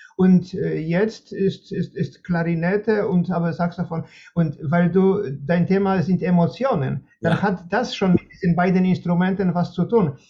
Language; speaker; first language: German; non-native, fluent; Polish